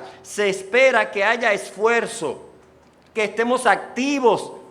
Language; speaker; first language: Spanish; native; Spanish